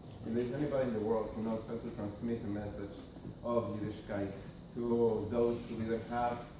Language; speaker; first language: English; non-native, fluent; Spanish